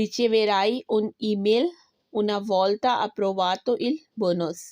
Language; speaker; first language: Italian; non-native, learner; Urdu